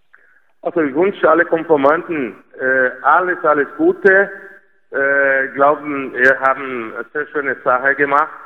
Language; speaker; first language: German; non-native, fluent; Portuguese